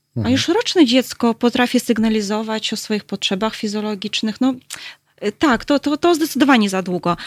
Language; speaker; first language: Polish; early bilingual, heritage; Russian